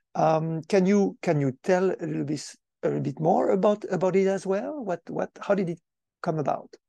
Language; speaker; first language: English; non-native, fluent; French